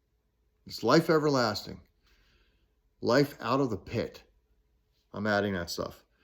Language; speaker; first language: English; native; English